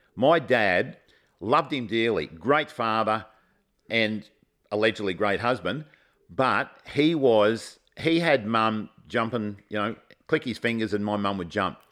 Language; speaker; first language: English; native; English